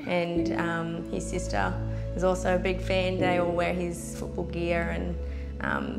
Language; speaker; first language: English; native; English